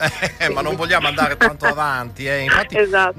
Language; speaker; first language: Italian; native; Italian